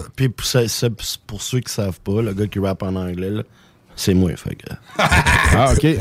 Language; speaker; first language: French; native; French